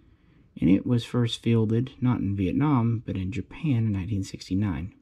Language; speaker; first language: English; native; English